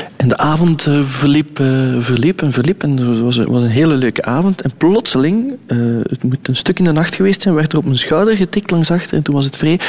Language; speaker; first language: Dutch; native; Dutch